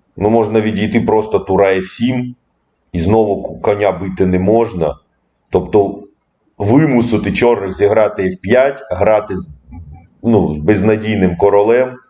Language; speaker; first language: Ukrainian; non-native, local second language; Russian